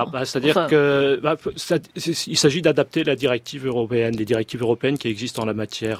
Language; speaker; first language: French; native; French